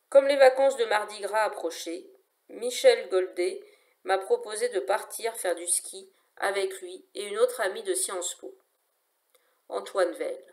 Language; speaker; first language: French; native; French